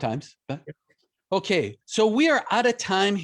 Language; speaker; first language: English; native; English